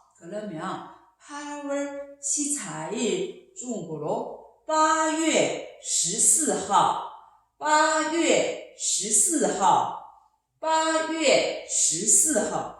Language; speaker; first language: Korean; non-native, fluent; Chinese